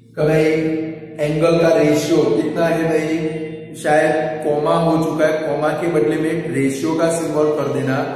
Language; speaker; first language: Hindi; non-native, local second language; Gujarati